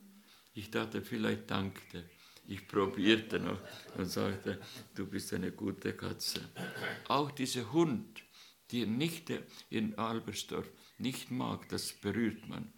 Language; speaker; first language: German; non-native, learner; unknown